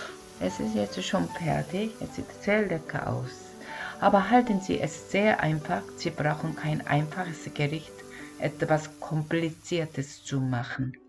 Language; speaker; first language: German; non-native, learner; Korean